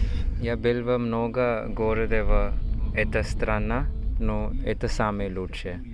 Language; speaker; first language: Russian; non-native, learner; Malayalam